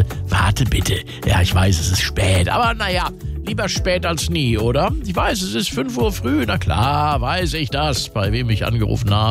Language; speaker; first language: German; native; German